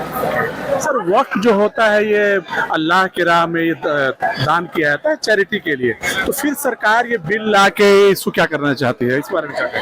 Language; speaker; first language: Hindi; native; Hindi